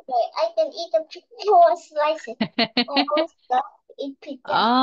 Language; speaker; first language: English; non-native, learner; Vietnamese